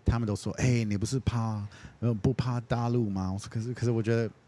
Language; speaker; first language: Chinese; non-native, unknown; English